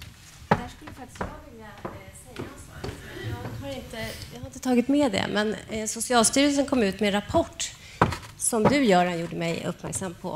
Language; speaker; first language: Swedish; native; Swedish